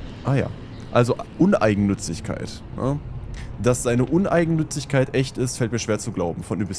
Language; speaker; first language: German; native; German